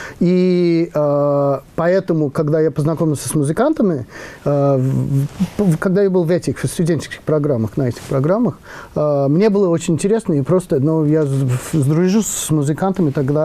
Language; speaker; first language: Russian; non-native, fluent; English